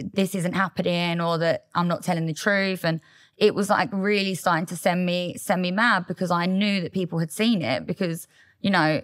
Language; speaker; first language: English; native; English